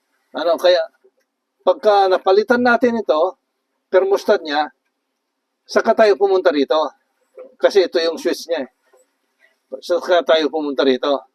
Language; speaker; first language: Filipino; native; Filipino